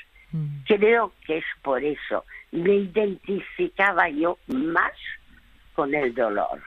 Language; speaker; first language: Spanish; early bilingual, other home language; French